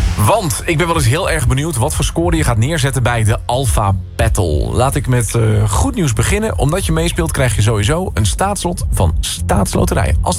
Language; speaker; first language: Dutch; native; Dutch